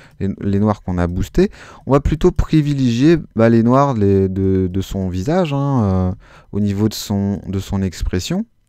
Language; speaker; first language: French; native; French